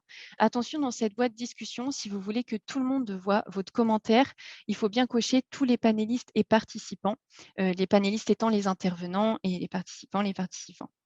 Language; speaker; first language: French; native; French